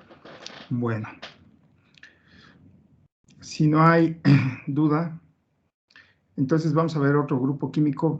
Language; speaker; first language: Spanish; native; Spanish